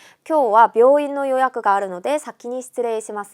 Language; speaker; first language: Japanese; non-native, fluent; Korean